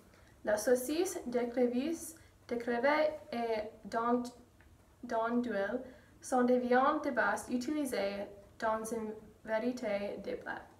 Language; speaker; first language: French; non-native, learner; English